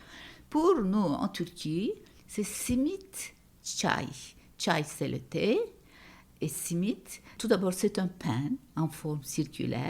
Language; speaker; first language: French; non-native, fluent; Turkish